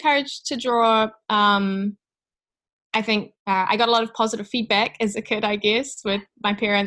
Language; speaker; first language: English; native; English